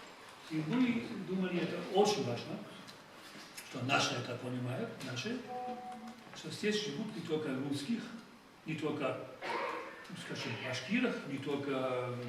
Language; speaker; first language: Russian; non-native, fluent; German